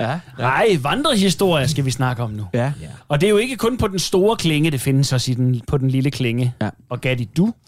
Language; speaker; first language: Danish; native; Danish